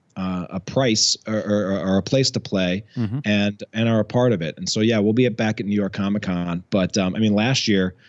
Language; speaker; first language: English; native; English